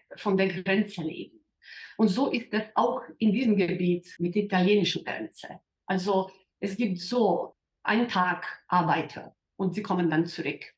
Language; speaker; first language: German; non-native, fluent; Slovenian